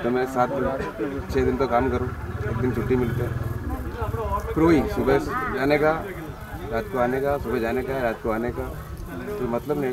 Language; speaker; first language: Hindi; non-native, local second language; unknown